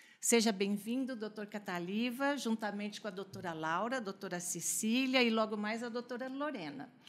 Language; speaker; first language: Portuguese; native; Portuguese